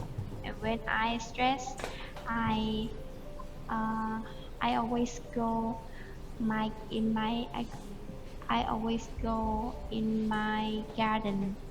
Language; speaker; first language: English; non-native, learner; Vietnamese